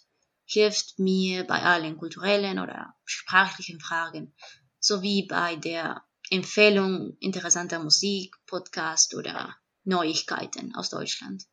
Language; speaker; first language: German; non-native, fluent; Spanish